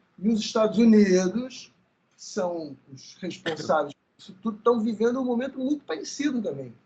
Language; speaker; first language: Portuguese; early bilingual, other home language; Spanish